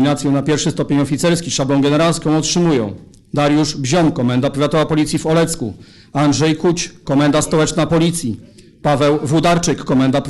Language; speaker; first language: Polish; native; Polish